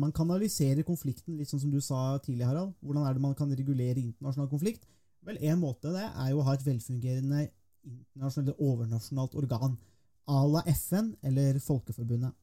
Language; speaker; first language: Norwegian; native; Norwegian